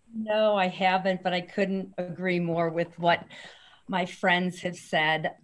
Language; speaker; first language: English; native; English